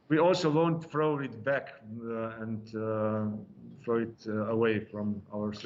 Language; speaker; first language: English; non-native, learner; Spanish